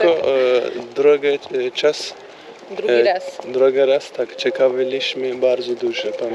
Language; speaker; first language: Polish; non-native, learner; Turkish